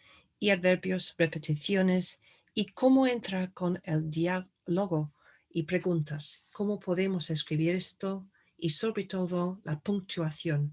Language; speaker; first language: Spanish; non-native, fluent; English